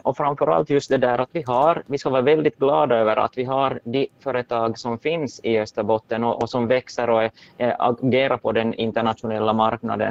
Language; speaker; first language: Swedish; native; Swedish